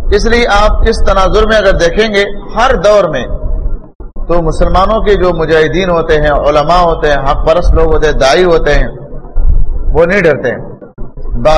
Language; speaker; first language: Urdu; non-native, local second language; Pashto